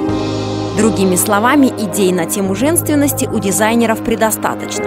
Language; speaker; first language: Russian; native; Russian